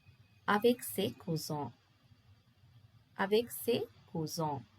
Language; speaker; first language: French; non-native, fluent; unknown